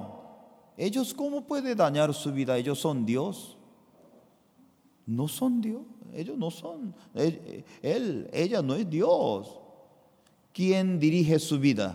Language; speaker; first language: Spanish; non-native, fluent; Korean